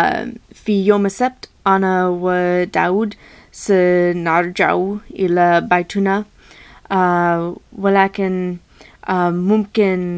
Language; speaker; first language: Arabic; non-native, learner; English